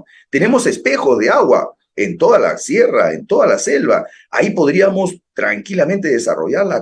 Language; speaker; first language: Spanish; native; Spanish